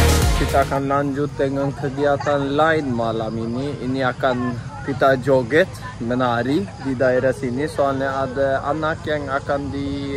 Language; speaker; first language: Indonesian; non-native, fluent; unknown